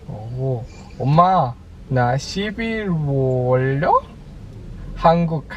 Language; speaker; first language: Korean; non-native, learner; Nyanja